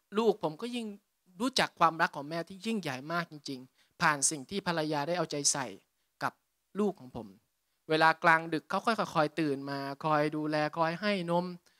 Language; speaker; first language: Thai; native; Thai